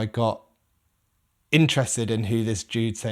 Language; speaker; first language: English; native; English